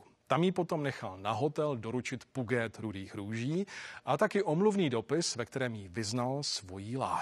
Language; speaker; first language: Czech; native; Czech